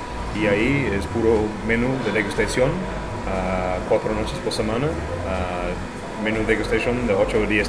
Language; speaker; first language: Spanish; non-native, fluent; English